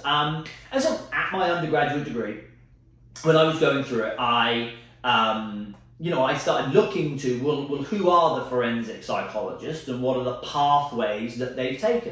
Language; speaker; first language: English; native; English